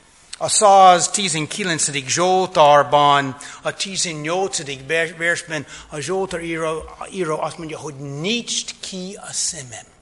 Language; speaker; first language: Hungarian; non-native, fluent; English